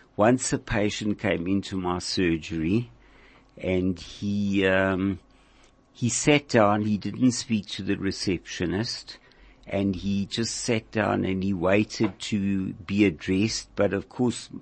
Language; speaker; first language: English; native; English